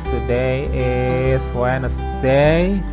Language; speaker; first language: English; non-native, learner; Indonesian